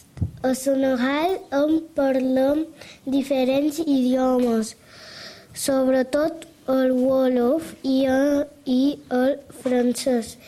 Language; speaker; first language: Catalan; early bilingual, other home language; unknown